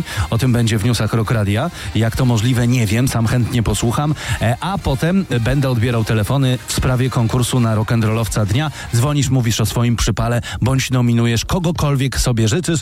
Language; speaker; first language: Polish; native; Polish